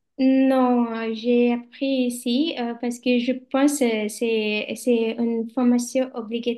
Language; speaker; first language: French; non-native, learner; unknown